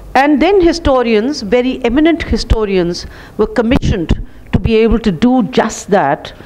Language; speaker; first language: English; non-native, local second language; Hindi